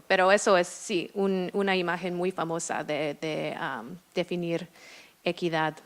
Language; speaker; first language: Spanish; non-native, fluent; English